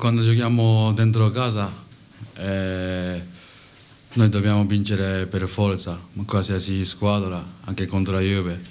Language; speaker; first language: Italian; non-native, learner; Japanese